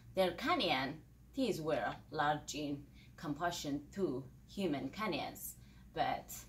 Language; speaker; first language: English; non-native, fluent; Amharic